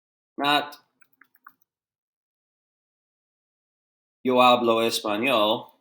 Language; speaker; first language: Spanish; non-native, fluent; English